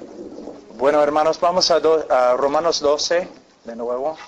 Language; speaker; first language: Spanish; non-native, fluent; English